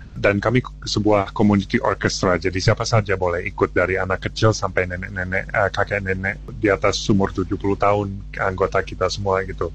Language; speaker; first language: Indonesian; non-native, fluent; English